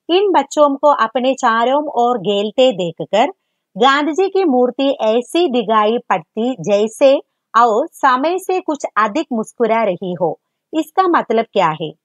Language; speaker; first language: Hindi; non-native, local second language; Malayalam